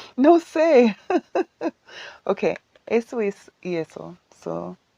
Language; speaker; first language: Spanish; non-native, learner; English